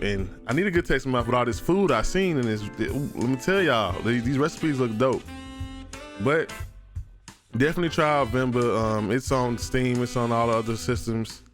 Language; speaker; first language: English; native; English